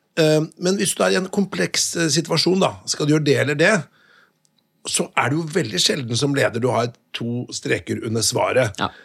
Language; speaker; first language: Norwegian; native; Norwegian